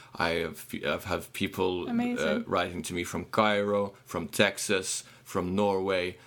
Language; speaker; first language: English; non-native, fluent; Ukrainian